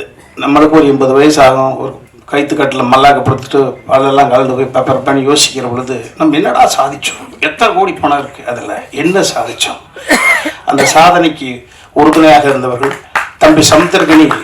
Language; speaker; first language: Tamil; native; Tamil